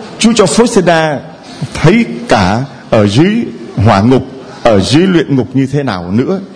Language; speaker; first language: Vietnamese; native; Vietnamese